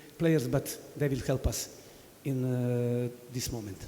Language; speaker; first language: English; non-native, fluent; Serbian